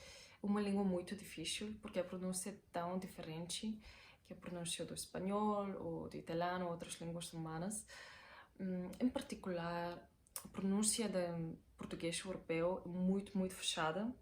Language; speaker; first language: Portuguese; non-native, fluent; Bulgarian